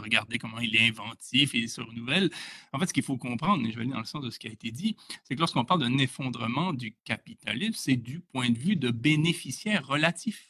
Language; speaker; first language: French; native; French